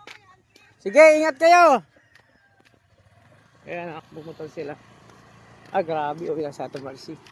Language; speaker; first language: Filipino; native; Filipino